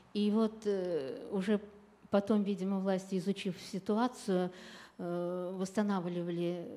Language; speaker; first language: Russian; native; Russian